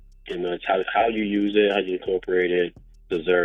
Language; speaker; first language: English; native; English